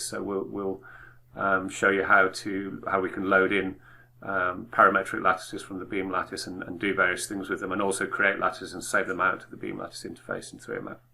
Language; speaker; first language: English; native; English